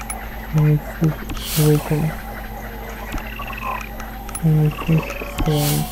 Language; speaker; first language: Russian; native; Russian